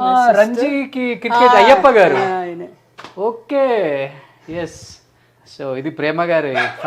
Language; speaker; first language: Telugu; native; Telugu